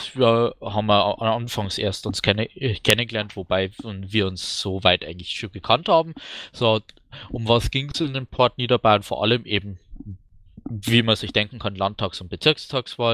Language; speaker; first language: German; native; German